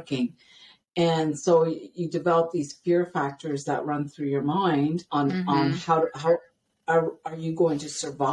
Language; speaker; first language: English; native; English